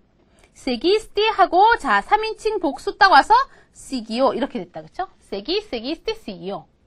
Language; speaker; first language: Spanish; non-native, fluent; Korean